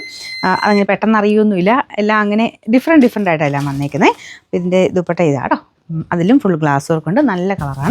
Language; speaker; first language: Malayalam; native; Malayalam